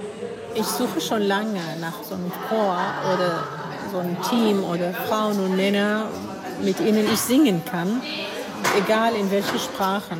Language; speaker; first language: German; non-native, fluent; Arabic